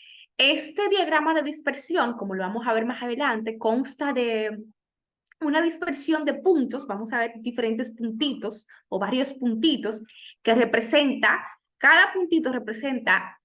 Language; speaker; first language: Spanish; native; Spanish